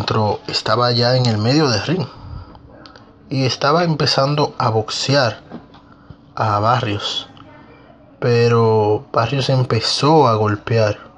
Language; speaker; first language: Spanish; native; Spanish